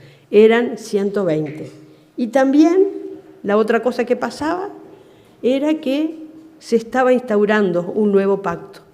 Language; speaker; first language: Spanish; native; Spanish